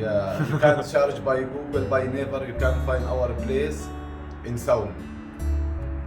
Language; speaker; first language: English; non-native, learner; Arabic